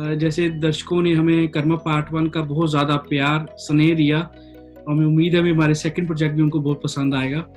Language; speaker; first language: Hindi; non-native, local second language; Punjabi